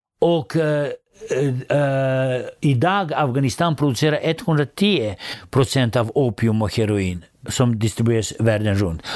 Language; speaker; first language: Swedish; non-native, fluent; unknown